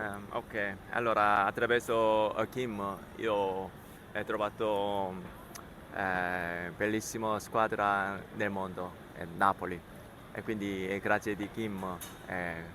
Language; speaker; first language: Italian; non-native, learner; Korean